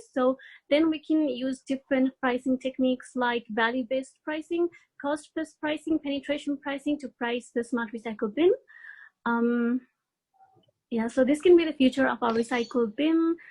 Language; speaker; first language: English; non-native, fluent; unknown